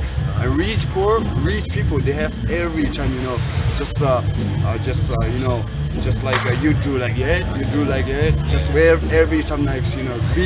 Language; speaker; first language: English; non-native, learner; Tibetan